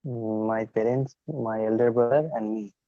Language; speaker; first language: English; non-native, learner; Bangla